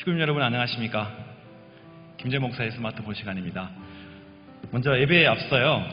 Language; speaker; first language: Korean; native; Korean